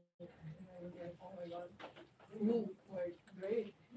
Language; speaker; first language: English; non-native, fluent; Ukrainian